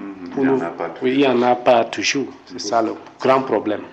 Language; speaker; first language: French; non-native, local second language; English